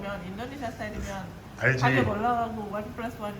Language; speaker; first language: Korean; non-native, learner; Indonesian